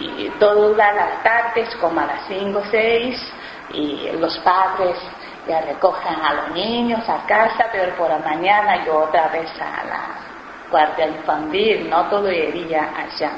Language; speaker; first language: Spanish; non-native, fluent; Chinese